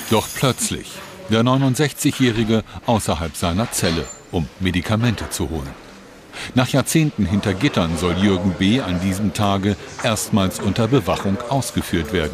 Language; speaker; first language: German; native; German